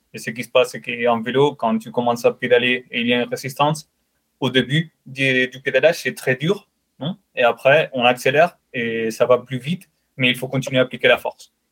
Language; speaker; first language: French; non-native, fluent; Spanish